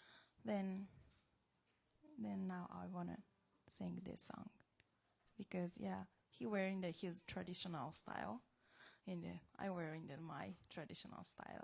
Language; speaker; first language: English; non-native, learner; Japanese